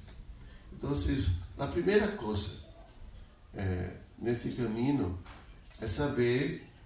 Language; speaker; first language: Spanish; non-native, learner; Portuguese